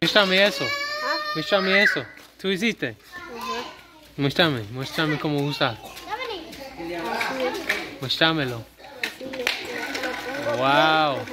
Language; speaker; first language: Spanish; non-native, learner; English